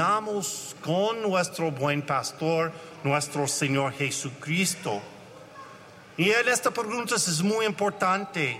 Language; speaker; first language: Spanish; non-native, learner; English